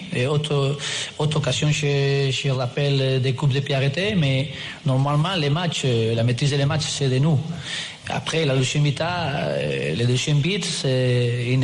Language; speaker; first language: French; non-native, learner; Spanish